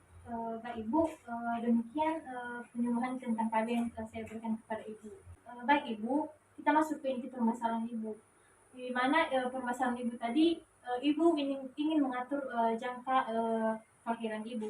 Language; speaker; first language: Indonesian; native; Indonesian